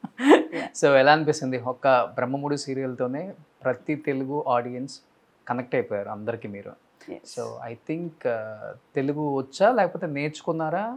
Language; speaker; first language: Telugu; native; Telugu